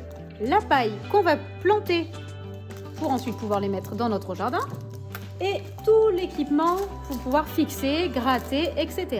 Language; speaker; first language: French; native; French